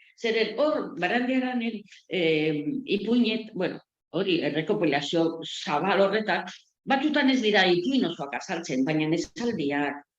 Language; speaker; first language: Basque; non-native, local second language; Spanish